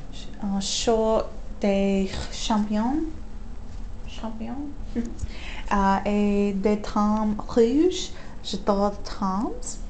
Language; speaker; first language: French; non-native, learner; English